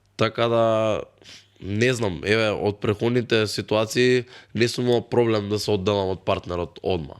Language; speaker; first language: Macedonian; native; Macedonian